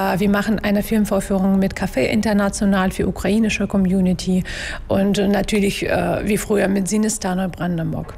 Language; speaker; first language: German; non-native, learner; Russian